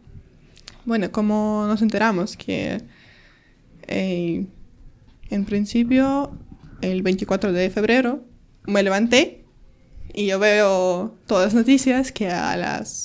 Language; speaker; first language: Spanish; non-native, learner; Ukrainian